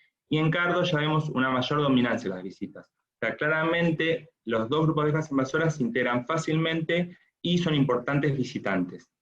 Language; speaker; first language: Spanish; native; Spanish